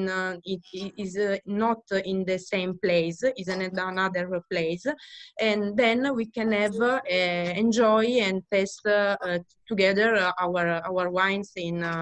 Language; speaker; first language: English; non-native, learner; Italian